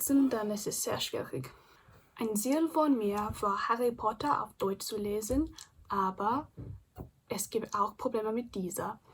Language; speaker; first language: German; non-native, learner; English